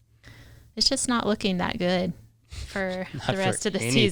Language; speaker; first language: English; native; English